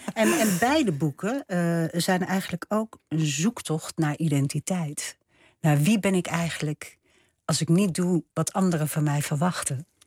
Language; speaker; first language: Dutch; native; Dutch